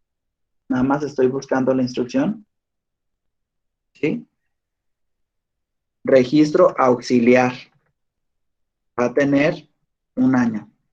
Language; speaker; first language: Spanish; native; Spanish